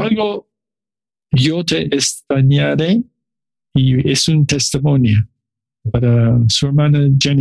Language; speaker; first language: Spanish; non-native, learner; English